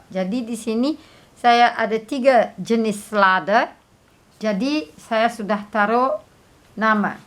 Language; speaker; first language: Indonesian; non-native, fluent; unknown